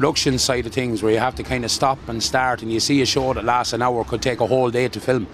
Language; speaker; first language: English; native; English